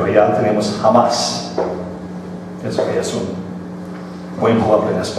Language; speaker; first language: Spanish; non-native, fluent; English